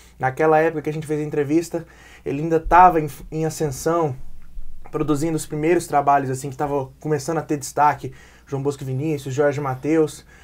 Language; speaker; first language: Portuguese; native; Portuguese